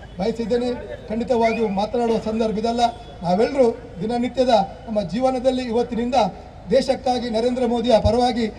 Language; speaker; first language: Kannada; non-native, local second language; Tulu